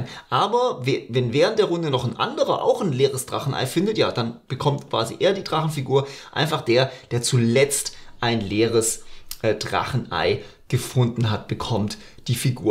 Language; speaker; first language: German; native; German